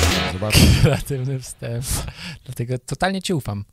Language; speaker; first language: Polish; native; Polish